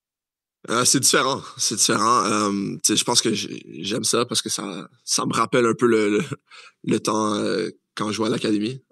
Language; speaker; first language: French; native; French